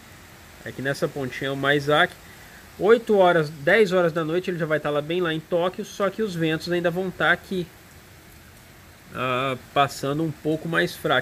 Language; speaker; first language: Portuguese; native; Portuguese